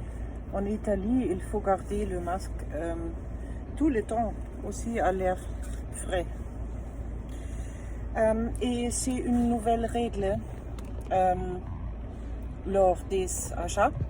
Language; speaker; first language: French; non-native, fluent; German